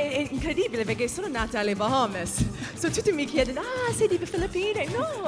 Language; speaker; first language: Italian; non-native, fluent; English